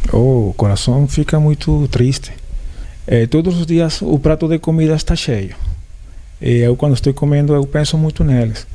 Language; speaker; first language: Portuguese; non-native, learner; Spanish